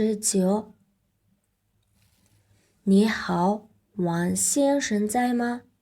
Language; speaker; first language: Chinese; non-native, fluent; Mongolian